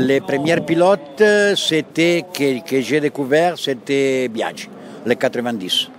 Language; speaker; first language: French; non-native, fluent; Italian